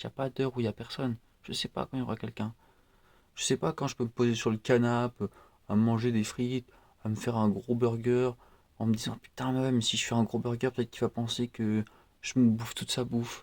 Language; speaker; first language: French; native; French